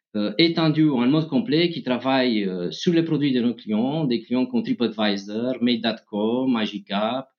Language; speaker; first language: French; non-native, fluent; Romanian